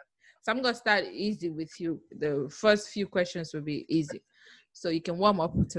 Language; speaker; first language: English; non-native, local second language; Igbo